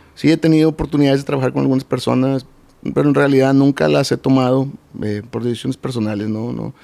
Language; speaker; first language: Spanish; native; Spanish